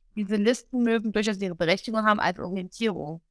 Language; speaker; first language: German; non-native, fluent; English